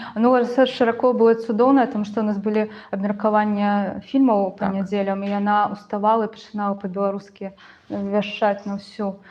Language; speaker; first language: Belarusian; non-native, local second language; Russian